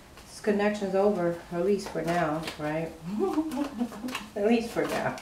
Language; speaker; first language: English; native; English